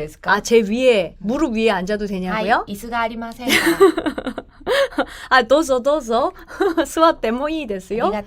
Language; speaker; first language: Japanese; non-native, fluent; Korean